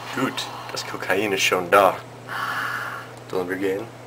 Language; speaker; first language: German; non-native, learner; English